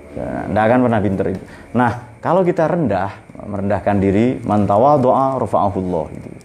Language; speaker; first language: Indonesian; non-native, local second language; Madurese